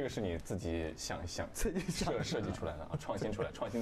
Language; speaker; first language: Chinese; native; Chinese